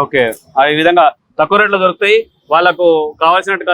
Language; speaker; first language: Telugu; native; Telugu